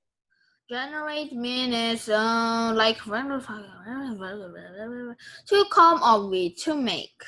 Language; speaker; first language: English; non-native, learner; Korean